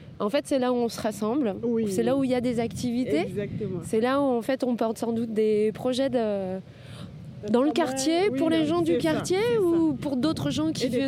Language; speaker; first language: French; native; French